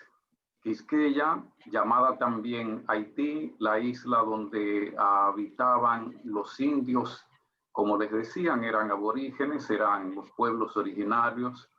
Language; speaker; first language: Spanish; native; Spanish